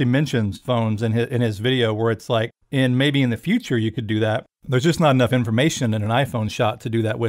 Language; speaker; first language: English; native; English